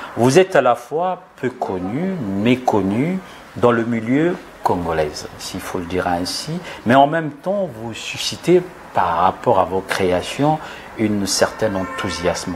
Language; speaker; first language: French; non-native, local second language; Lingala